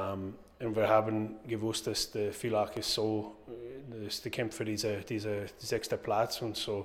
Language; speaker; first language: German; non-native, learner; English